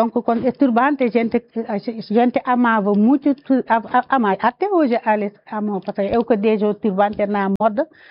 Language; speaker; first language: Portuguese; non-native, learner; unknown